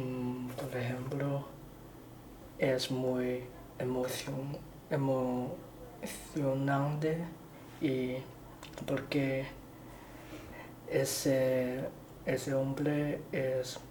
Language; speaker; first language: Spanish; non-native, learner; Chinese